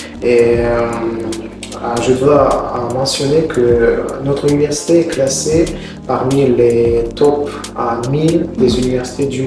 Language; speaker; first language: French; non-native, fluent; Uzbek